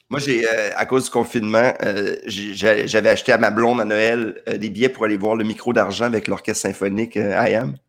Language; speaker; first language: French; native; French